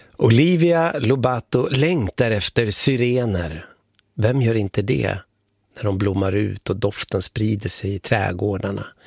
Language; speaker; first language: Swedish; native; Swedish